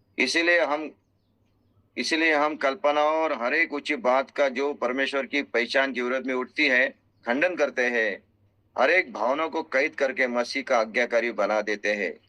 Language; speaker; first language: Hindi; non-native, local second language; Marathi